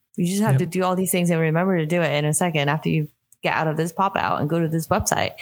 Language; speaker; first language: English; non-native, local second language; Cantonese